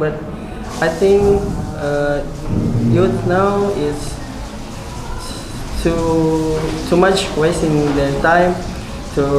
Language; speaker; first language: English; non-native, learner; Indonesian